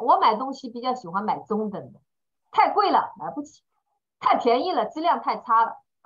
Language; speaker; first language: Chinese; native; Chinese